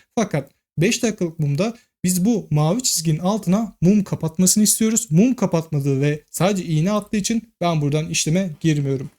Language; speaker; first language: Turkish; native; Turkish